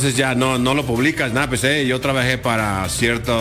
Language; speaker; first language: Spanish; native; Spanish